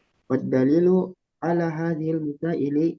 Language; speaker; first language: Arabic; non-native, learner; Indonesian